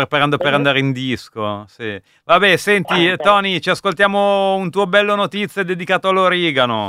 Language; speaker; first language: Italian; native; Italian